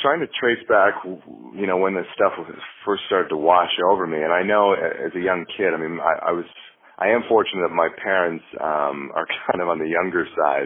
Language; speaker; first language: English; native; English